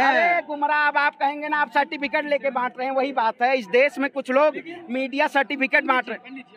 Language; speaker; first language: Hindi; native; Hindi